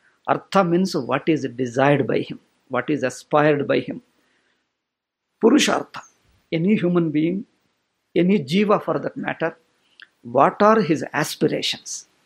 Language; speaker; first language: English; non-native, local second language; Kannada